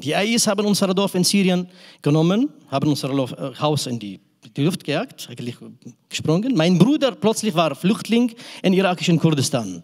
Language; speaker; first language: German; non-native, fluent; Kurdish